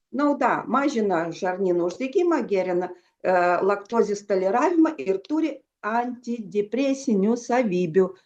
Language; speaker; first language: Lithuanian; non-native, local second language; Russian